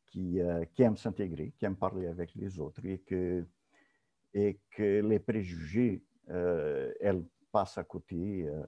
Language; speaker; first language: French; non-native, fluent; Portuguese